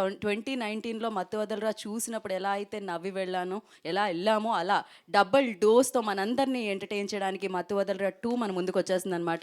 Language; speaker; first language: Telugu; native; Telugu